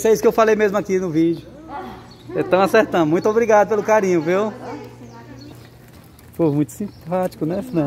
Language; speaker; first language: Portuguese; native; Portuguese